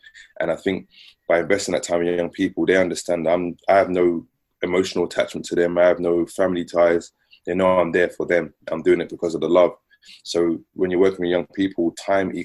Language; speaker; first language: English; native; English